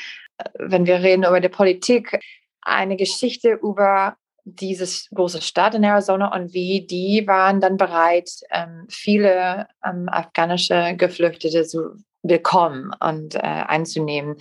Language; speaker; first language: German; non-native, fluent; English